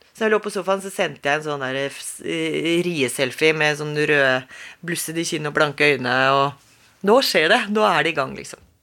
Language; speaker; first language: Norwegian; native; Norwegian